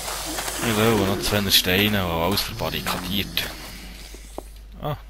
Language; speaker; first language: German; native; German